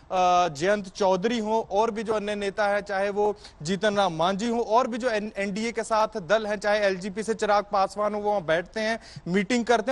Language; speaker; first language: Hindi; native; Hindi